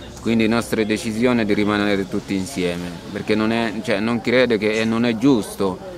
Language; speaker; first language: Italian; non-native, fluent; Arabic